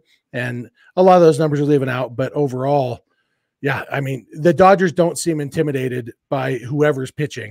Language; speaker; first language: English; native; English